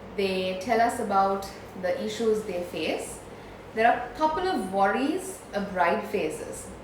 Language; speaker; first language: English; non-native, local second language; Sinhala